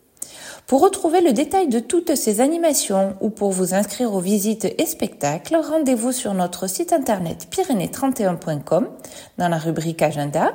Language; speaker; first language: French; native; French